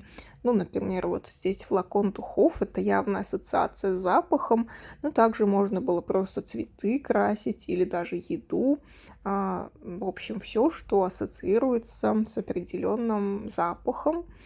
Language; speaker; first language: Russian; native; Russian